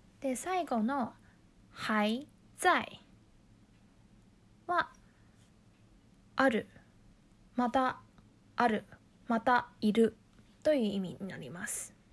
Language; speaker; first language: Japanese; non-native, fluent; Chinese